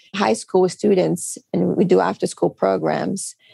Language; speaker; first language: English; non-native, fluent; Portuguese